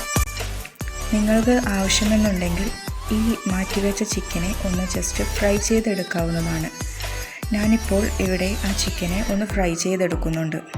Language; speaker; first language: Malayalam; native; Malayalam